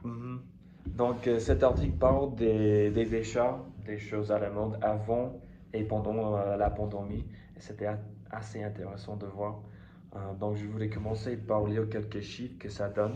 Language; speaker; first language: French; non-native, fluent; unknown